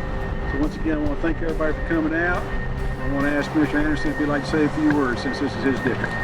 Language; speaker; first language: English; native; English